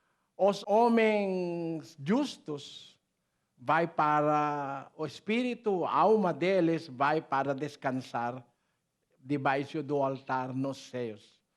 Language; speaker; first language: Portuguese; non-native, learner; Filipino